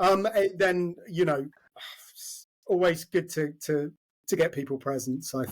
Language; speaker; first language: English; native; English